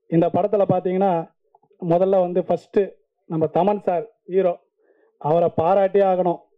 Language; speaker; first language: Tamil; native; Tamil